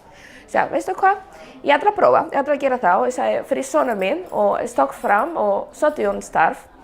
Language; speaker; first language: Icelandic; non-native, fluent; Spanish